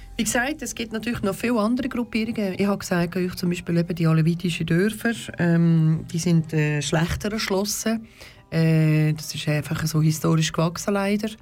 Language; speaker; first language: German; early bilingual, other home language; Turkish